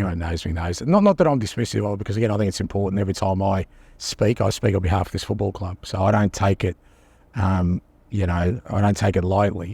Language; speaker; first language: English; native; English